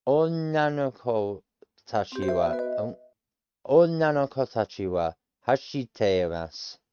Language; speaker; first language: Japanese; non-native, learner; English